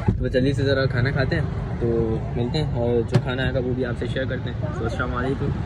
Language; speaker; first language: Urdu; native; Urdu